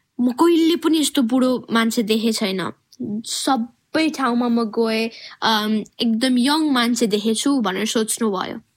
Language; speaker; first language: Nepali; early bilingual, heritage; Nepali